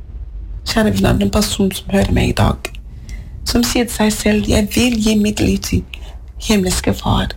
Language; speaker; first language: Norwegian; non-native, fluent; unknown